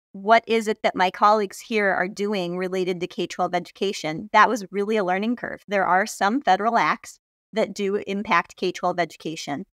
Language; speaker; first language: English; native; English